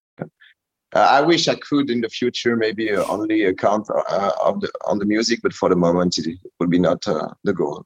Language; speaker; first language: English; non-native, learner; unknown